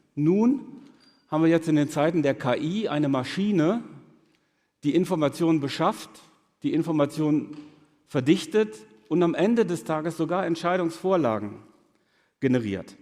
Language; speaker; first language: German; native; German